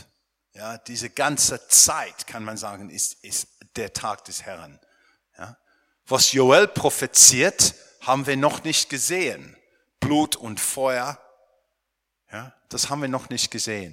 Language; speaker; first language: German; non-native, fluent; English